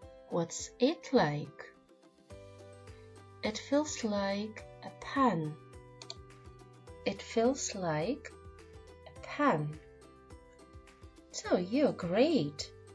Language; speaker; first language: English; non-native, fluent; Ukrainian